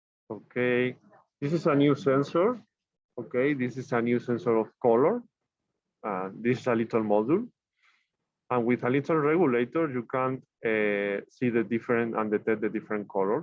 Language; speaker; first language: English; non-native, learner; Spanish